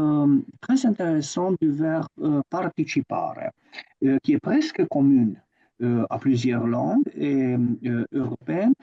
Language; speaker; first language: French; non-native, fluent; Romanian